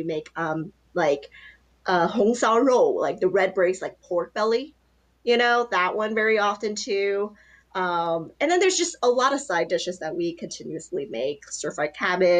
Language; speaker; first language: English; early bilingual, other home language; Chinese